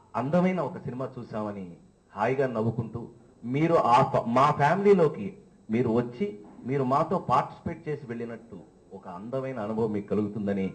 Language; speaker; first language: Telugu; native; Telugu